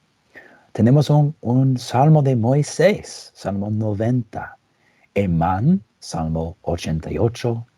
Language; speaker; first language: Spanish; non-native, fluent; English